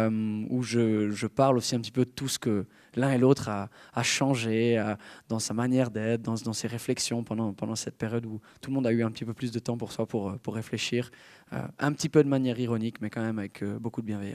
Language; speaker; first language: French; native; French